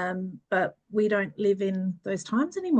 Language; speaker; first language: English; early bilingual, other home language; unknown